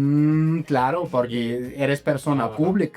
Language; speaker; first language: Spanish; non-native, fluent; German